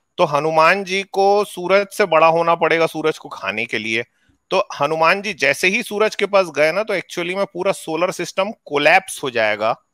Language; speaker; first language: Hindi; native; Hindi